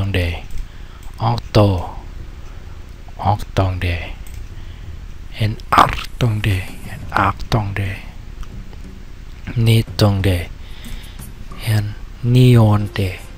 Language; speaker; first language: Swedish; non-native, learner; Vietnamese